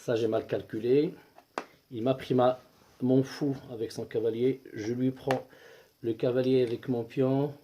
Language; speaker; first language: French; non-native, local second language; Arabic